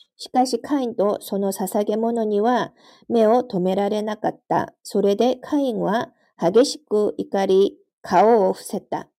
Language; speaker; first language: Japanese; non-native, fluent; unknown